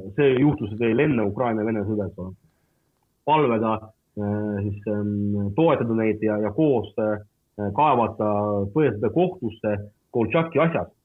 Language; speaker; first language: Estonian; non-native, local second language; Russian